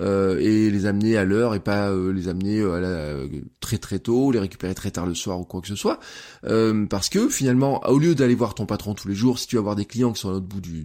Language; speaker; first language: French; native; French